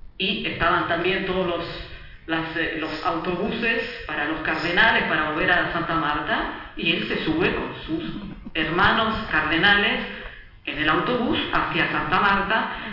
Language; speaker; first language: Spanish; early bilingual, other home language; Italian